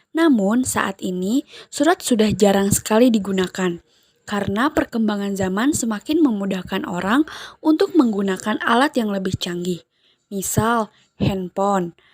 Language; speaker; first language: Indonesian; native; Indonesian